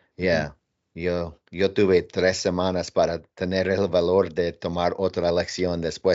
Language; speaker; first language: Spanish; non-native, learner; English